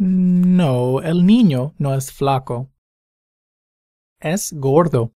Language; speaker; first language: Spanish; non-native, fluent; English